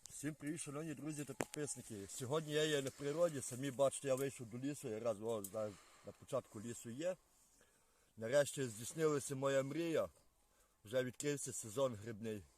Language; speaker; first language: Ukrainian; native; Ukrainian